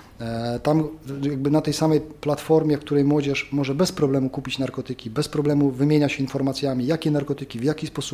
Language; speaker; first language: Polish; native; Polish